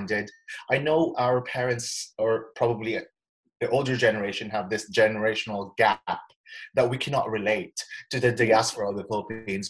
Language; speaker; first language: English; non-native, local second language; Cebuano